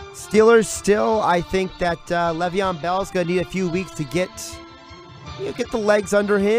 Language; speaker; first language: English; native; English